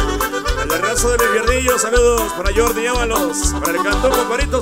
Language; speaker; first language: Spanish; native; Spanish